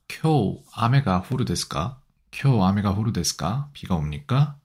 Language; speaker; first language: Japanese; non-native, learner; Korean